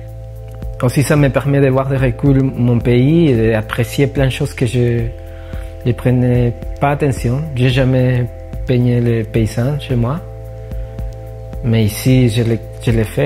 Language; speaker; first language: French; non-native, fluent; Spanish